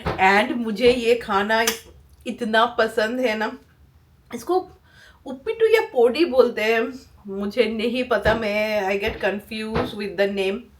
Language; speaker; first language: Hindi; non-native, local second language; Bangla